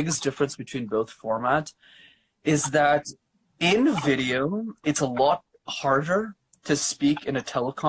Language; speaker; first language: English; native; English